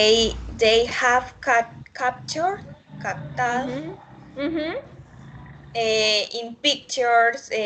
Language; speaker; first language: English; non-native, learner; Spanish